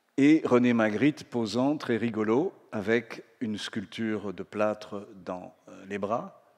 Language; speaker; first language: French; native; French